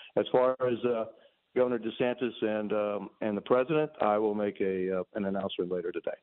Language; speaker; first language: English; early bilingual, other home language; Spanish